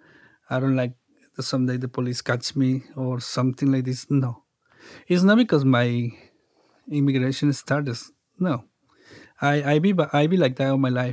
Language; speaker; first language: English; non-native, learner; Spanish